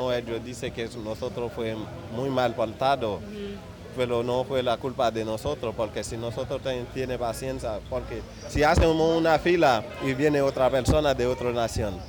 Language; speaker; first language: Spanish; non-native, learner; Haitian Creole